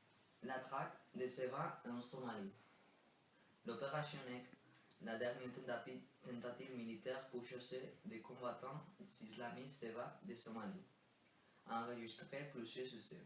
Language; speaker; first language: French; non-native, learner; Spanish